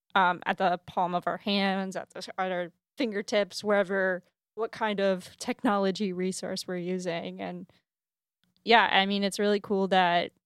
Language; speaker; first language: English; native; English